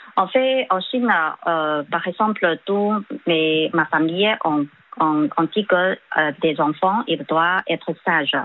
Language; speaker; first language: French; non-native, fluent; Chinese